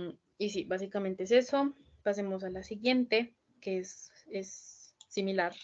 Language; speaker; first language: Spanish; native; Spanish